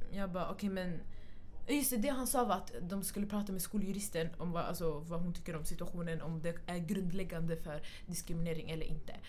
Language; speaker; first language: Swedish; early bilingual, other home language; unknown